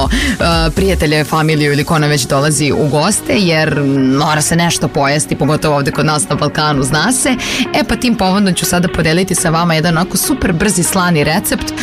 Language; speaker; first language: Serbian; native; Serbian